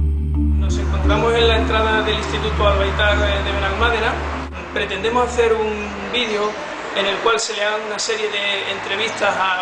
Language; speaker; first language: Spanish; native; Spanish